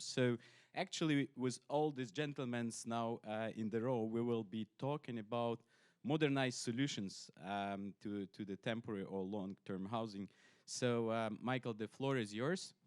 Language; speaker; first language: English; non-native, fluent; Ukrainian